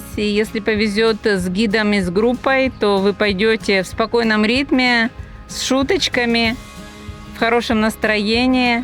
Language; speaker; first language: Russian; native; Russian